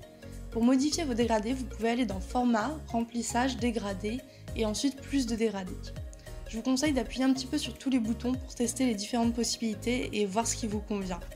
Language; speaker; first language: French; native; French